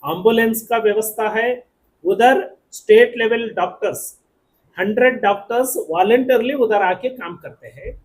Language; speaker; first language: Hindi; non-native, local second language; Kannada